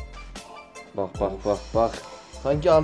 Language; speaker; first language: Turkish; native; Turkish